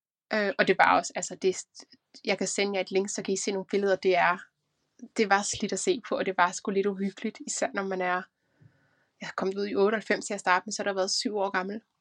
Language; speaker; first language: Danish; native; Danish